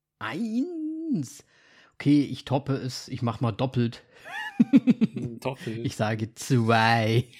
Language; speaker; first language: German; native; German